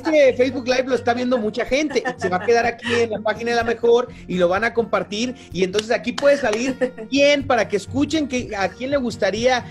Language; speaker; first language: Spanish; native; Spanish